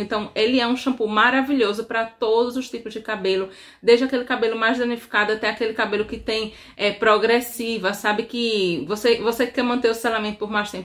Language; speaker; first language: Portuguese; native; Portuguese